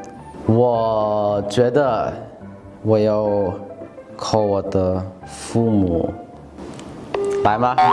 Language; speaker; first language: Chinese; non-native, learner; Thai